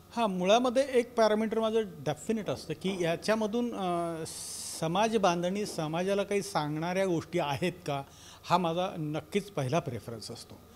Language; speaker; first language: Marathi; native; Marathi